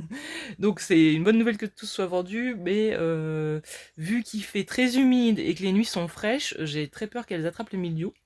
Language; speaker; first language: French; native; French